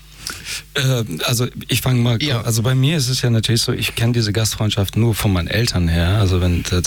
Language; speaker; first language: German; early bilingual, other home language; Persian